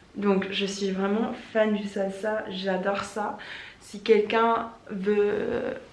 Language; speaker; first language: French; non-native, fluent; English